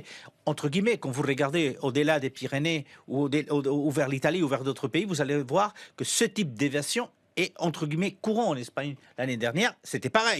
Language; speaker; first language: French; non-native, fluent; Spanish